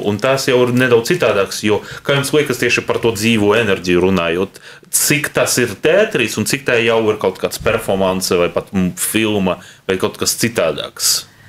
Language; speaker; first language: Latvian; non-native, local second language; Russian